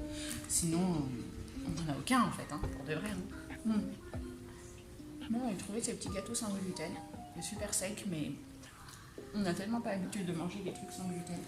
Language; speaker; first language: French; native; French